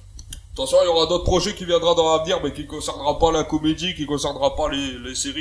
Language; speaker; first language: French; native; French